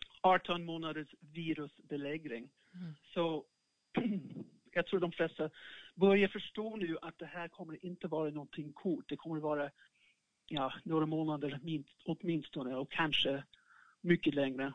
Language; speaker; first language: Swedish; non-native, fluent; English